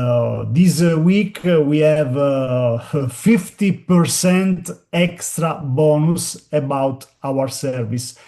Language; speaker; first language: English; non-native, learner; Italian